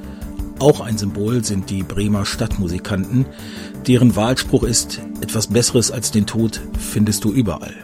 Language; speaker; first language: German; native; German